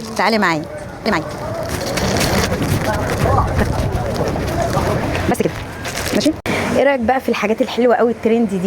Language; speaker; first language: Arabic; native; Arabic